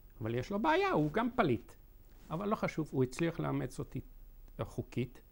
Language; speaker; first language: Hebrew; non-native, fluent; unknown